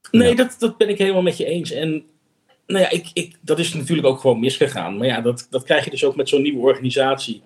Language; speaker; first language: Dutch; native; Dutch